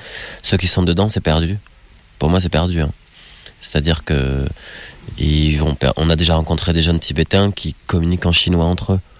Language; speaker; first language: French; native; French